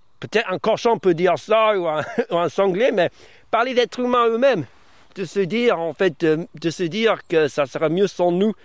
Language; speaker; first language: French; early bilingual, other home language; English